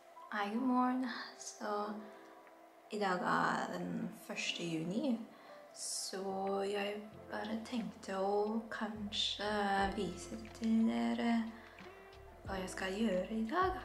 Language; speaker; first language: Norwegian; non-native, learner; Filipino